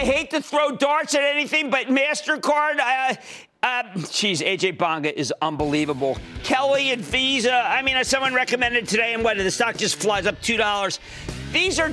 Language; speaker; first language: English; native; English